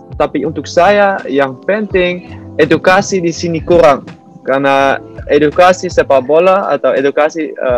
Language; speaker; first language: Indonesian; non-native, learner; Dutch